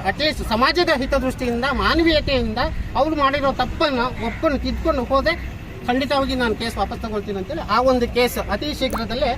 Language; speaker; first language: Kannada; non-native, local second language; Lambadi